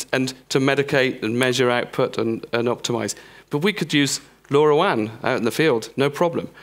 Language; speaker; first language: English; native; English